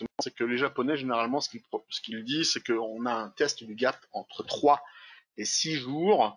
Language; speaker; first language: French; native; French